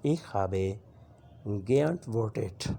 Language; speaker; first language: German; non-native, learner; Urdu